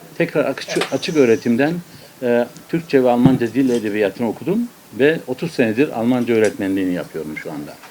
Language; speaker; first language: Turkish; native; Turkish